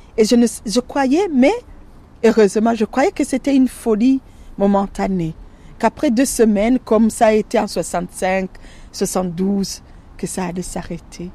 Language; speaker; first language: French; non-native, local second language; Rundi